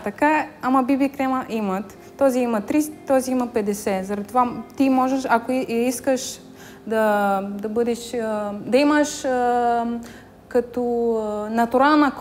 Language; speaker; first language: Bulgarian; non-native, learner; Romanian